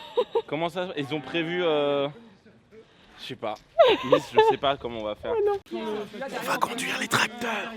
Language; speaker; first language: French; native; French